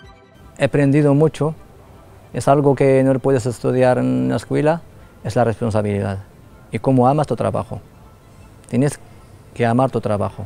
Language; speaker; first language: Spanish; non-native, learner; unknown